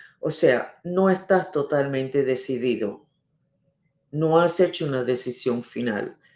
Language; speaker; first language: Spanish; non-native, fluent; English